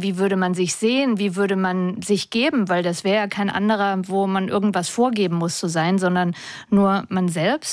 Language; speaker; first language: German; native; German